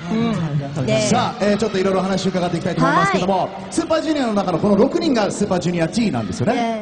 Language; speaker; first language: Japanese; native; Japanese